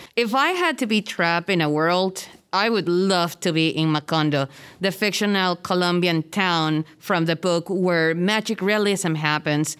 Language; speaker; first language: English; non-native, fluent; Spanish